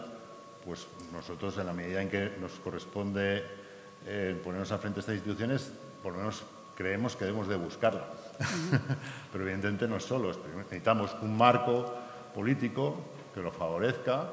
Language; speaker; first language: Spanish; native; Spanish